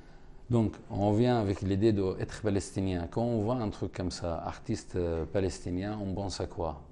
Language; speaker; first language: French; non-native, fluent; Arabic